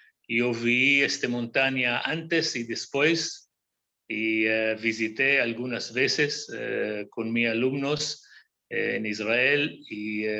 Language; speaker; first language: Spanish; non-native, fluent; Hebrew